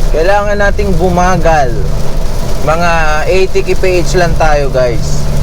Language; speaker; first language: Filipino; native; Filipino